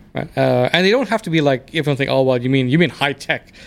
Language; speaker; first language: English; native; English